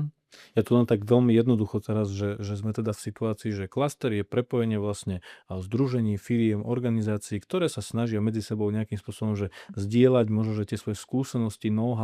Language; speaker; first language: Slovak; native; Slovak